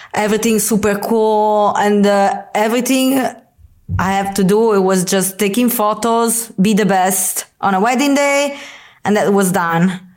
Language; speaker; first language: English; non-native, fluent; Italian